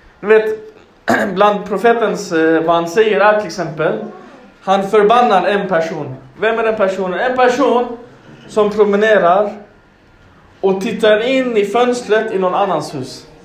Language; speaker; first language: Swedish; non-native, fluent; Arabic